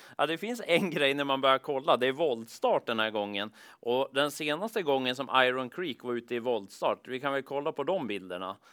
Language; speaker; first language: Swedish; native; Swedish